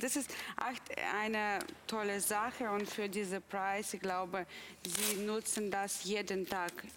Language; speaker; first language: German; non-native, fluent; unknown